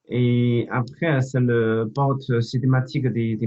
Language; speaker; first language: French; non-native, fluent; Chinese